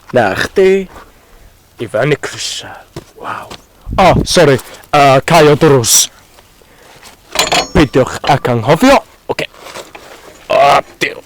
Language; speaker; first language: Welsh; non-native, learner; Hungarian